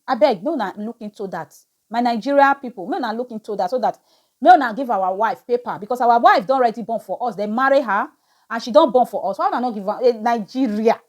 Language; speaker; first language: Nigerian Pidgin; native; Nigerian Pidgin